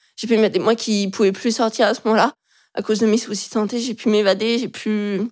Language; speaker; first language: French; native; French